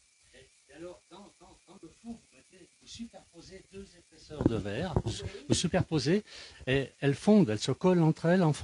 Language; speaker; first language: French; native; French